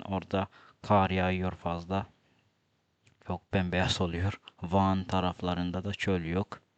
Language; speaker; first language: Turkish; non-native, fluent; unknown